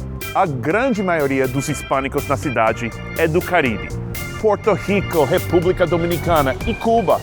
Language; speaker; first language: Portuguese; non-native, fluent; English